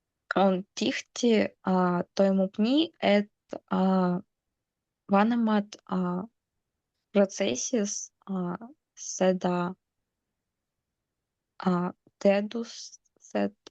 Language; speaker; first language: Estonian; non-native, local second language; Russian